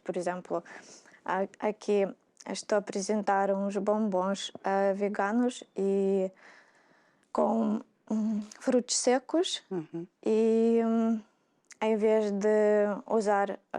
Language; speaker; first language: Portuguese; non-native, fluent; Russian